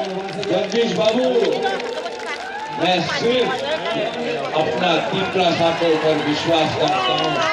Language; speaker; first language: Hindi; non-native, local second language; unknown